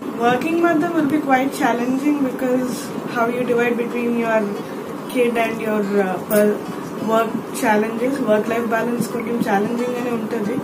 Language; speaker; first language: English; non-native, local second language; Telugu